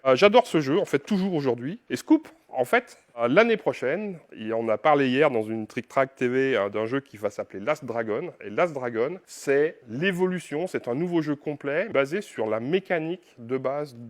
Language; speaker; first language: French; native; French